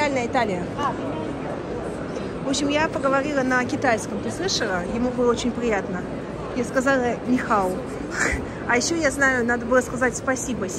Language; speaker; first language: Russian; native; Russian